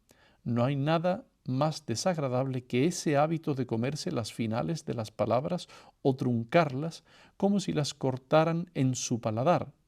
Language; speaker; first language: Spanish; native; Spanish